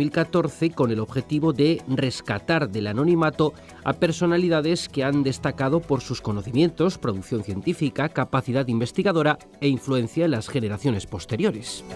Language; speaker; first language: Spanish; native; Spanish